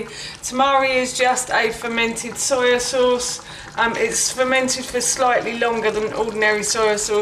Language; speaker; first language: English; native; English